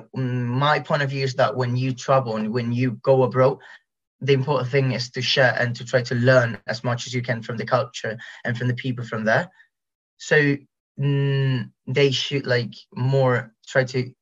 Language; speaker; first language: English; non-native, fluent; Spanish